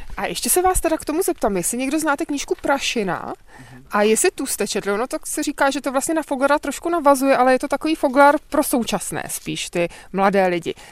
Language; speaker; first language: Czech; native; Czech